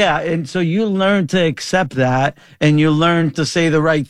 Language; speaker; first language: English; early bilingual, other home language; Spanish